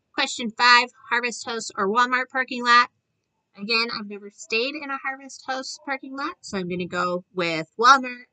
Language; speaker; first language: English; native; English